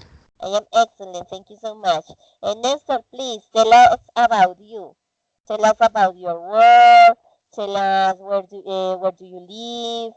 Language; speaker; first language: English; non-native, fluent; Spanish